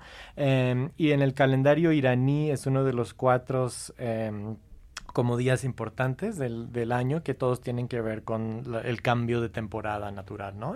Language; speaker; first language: Spanish; non-native, fluent; English